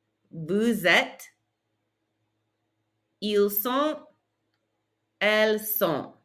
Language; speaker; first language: French; non-native, fluent; English